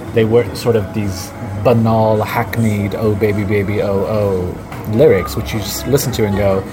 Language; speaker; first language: English; early bilingual, other home language; Arabic